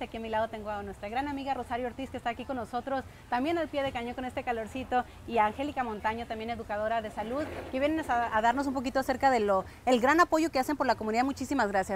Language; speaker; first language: Spanish; native; Spanish